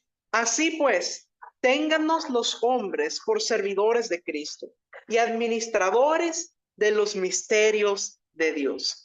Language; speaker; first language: Spanish; native; Spanish